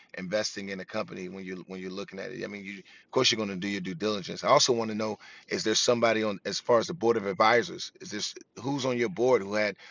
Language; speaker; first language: English; native; English